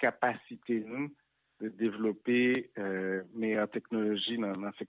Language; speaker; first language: French; non-native, local second language; Haitian Creole